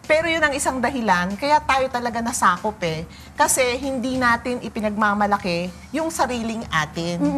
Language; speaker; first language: Filipino; native; Filipino